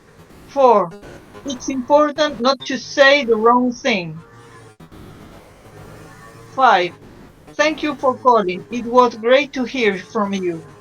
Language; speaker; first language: English; non-native, learner; Spanish